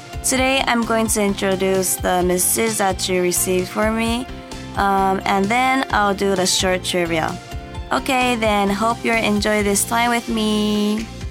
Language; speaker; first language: English; non-native, learner; Japanese